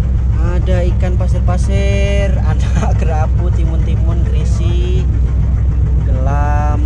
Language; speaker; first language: Malay; native; Malay